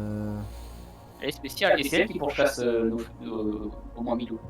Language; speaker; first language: French; native; French